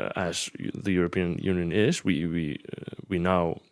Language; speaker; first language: English; non-native, fluent; Icelandic